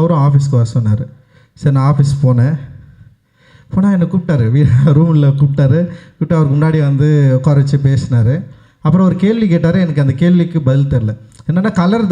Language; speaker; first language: Tamil; native; Tamil